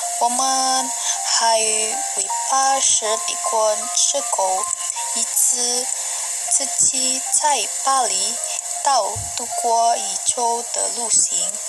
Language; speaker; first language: Chinese; non-native, learner; Indonesian